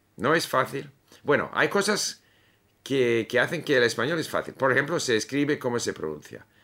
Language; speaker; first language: Spanish; non-native, fluent; English